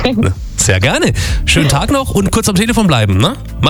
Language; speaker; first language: German; native; German